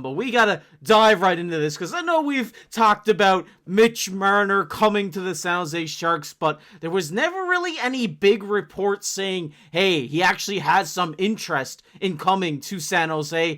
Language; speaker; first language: English; native; English